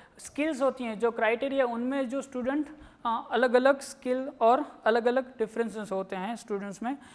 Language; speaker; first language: Hindi; non-native, local second language; Gujarati